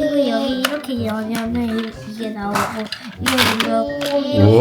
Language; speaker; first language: Korean; native; Korean